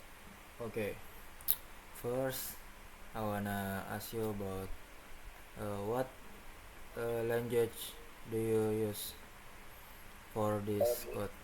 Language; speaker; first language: English; non-native, learner; Indonesian